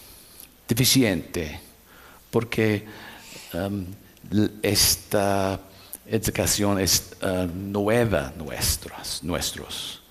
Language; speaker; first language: Spanish; non-native, learner; English